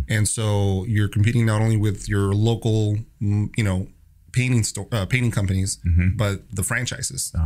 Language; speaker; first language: English; native; English